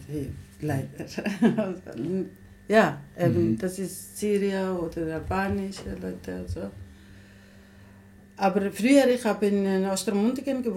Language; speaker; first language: German; non-native, learner; Somali